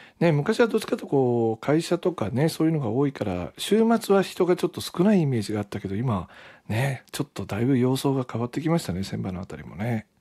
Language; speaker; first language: Japanese; native; Japanese